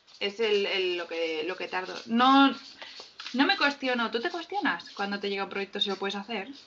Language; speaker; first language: Spanish; native; Spanish